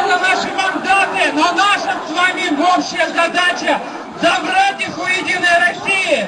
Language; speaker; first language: Russian; native; Russian